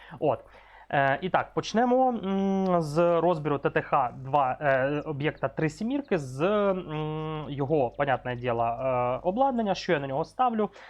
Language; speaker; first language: Ukrainian; non-native, local second language; Russian